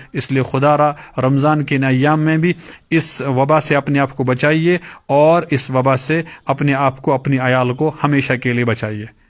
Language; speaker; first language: Urdu; non-native, local second language; Kashmiri